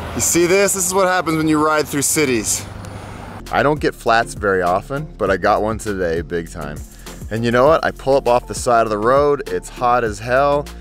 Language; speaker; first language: English; native; English